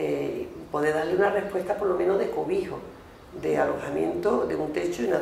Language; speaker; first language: Spanish; native; Spanish